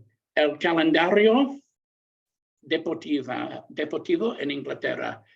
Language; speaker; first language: Spanish; non-native, learner; English